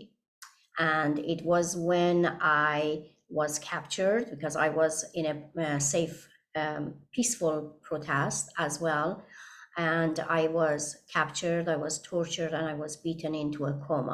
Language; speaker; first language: English; non-native, fluent; Persian